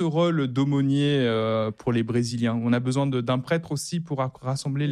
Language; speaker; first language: French; native; French